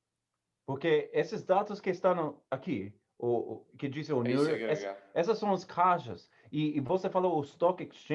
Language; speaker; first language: Portuguese; non-native, learner; English